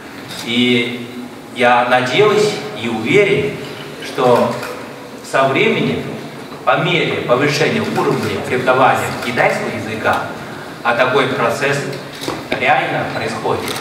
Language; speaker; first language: Russian; non-native, fluent; Chinese